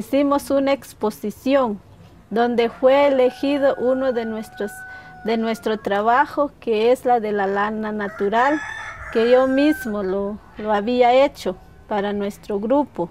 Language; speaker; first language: Spanish; non-native, local second language; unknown